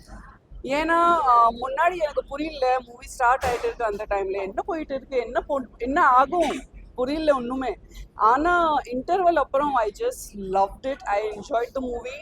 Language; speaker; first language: Tamil; non-native, fluent; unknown